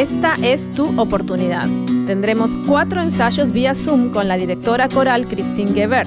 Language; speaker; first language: Spanish; native; Spanish